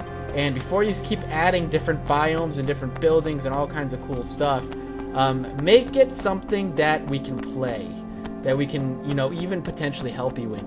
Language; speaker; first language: English; native; English